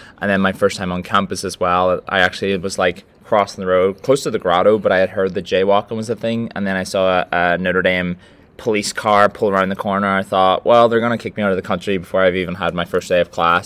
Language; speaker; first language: English; native; English